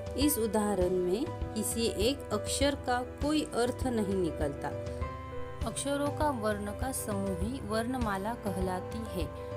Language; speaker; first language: Hindi; non-native, local second language; Marathi